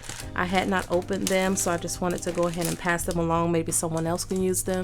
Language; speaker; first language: English; native; English